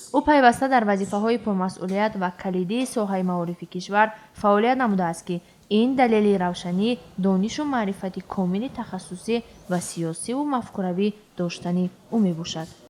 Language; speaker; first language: Tajik; native; Tajik